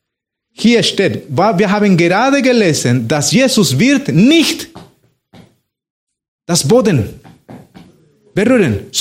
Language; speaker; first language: German; non-native, fluent; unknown